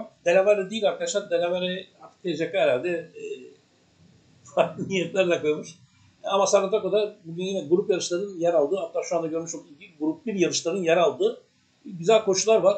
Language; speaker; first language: Turkish; native; Turkish